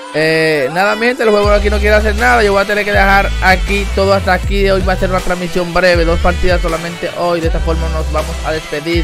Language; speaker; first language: Spanish; native; Spanish